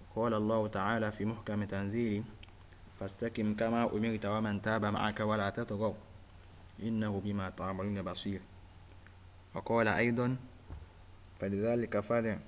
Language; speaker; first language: Arabic; non-native, fluent; Yoruba